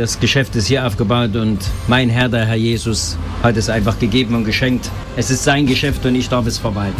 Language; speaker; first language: German; native; German